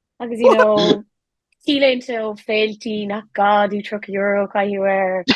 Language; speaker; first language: Irish; native; Irish